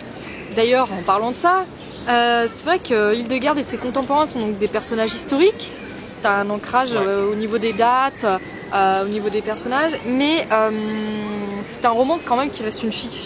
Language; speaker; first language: French; native; French